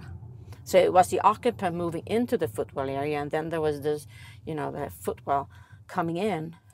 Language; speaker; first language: English; non-native, fluent; Swedish